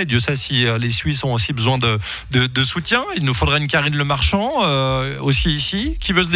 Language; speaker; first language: French; native; French